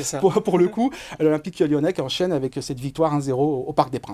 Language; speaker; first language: French; native; French